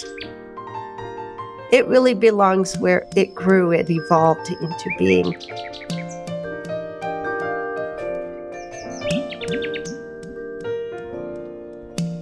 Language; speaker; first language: English; native; English